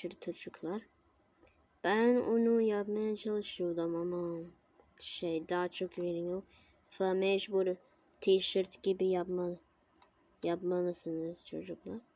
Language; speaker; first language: Turkish; non-native, learner; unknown